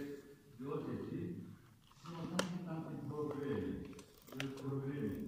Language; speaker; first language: Italian; non-native, learner; Japanese